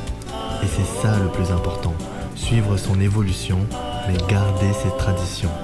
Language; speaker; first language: French; native; French